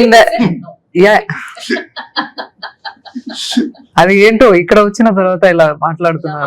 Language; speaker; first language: Telugu; non-native, learner; Tamil